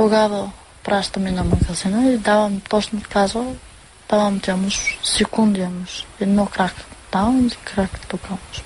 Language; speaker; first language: Bulgarian; non-native, local second language; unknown